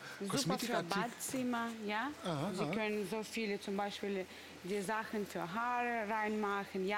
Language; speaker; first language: German; non-native, learner; Russian